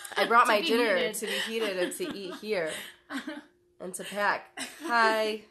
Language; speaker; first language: English; native; English